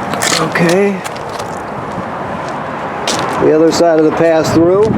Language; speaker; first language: English; native; English